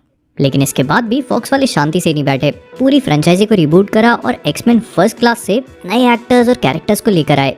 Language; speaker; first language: Hindi; native; Hindi